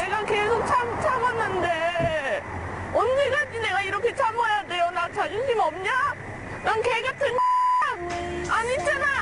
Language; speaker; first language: Korean; early bilingual, heritage; English